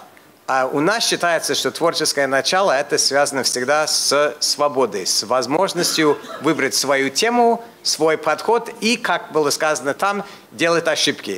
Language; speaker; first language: Russian; non-native, fluent; English